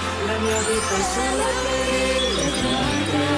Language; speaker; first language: Italian; non-native, learner; Filipino